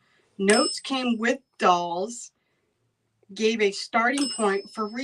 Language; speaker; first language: English; native; English